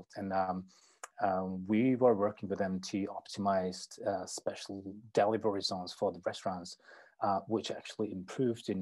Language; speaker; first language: English; non-native, fluent; Czech